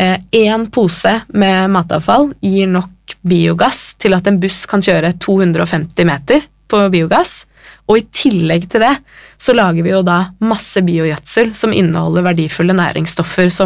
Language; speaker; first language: Norwegian; native; Norwegian